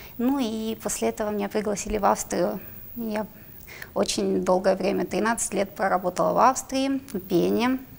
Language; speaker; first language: Russian; native; Russian